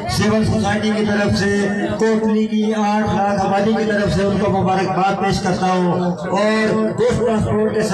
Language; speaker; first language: Urdu; non-native, local second language; Pahari-Potwari